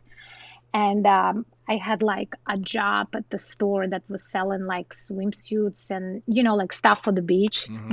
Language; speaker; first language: English; non-native, fluent; Russian